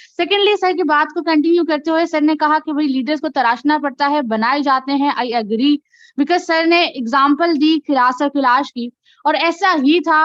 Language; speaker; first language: Urdu; non-native, local second language; Punjabi